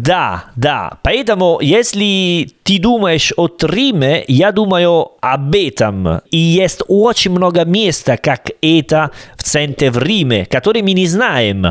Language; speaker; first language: Russian; non-native, learner; Italian